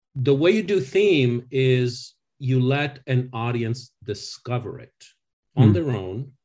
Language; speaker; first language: English; non-native, fluent; French